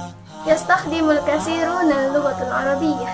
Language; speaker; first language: Arabic; non-native, learner; Indonesian